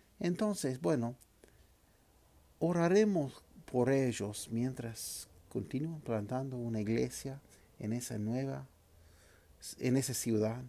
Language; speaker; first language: Spanish; non-native, fluent; English